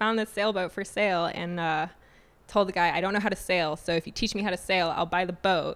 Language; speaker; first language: English; native; English